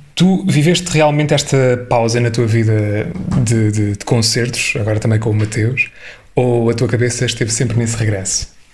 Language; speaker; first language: Portuguese; native; Portuguese